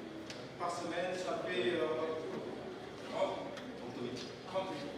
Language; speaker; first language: French; non-native, fluent; Indonesian